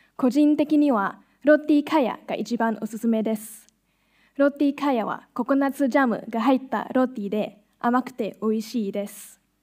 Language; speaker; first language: Japanese; non-native, fluent; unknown